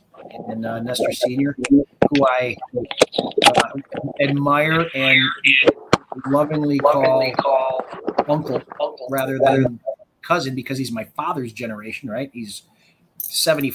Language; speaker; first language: English; native; English